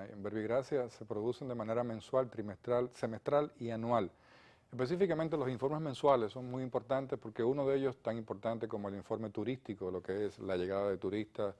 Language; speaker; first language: Spanish; native; Spanish